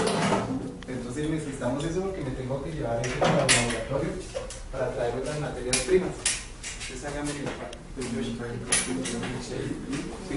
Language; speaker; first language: Spanish; native; Spanish